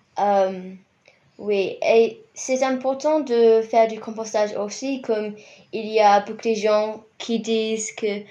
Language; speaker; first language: French; non-native, fluent; English